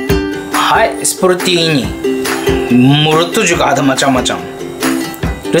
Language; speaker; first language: Indonesian; non-native, learner; Japanese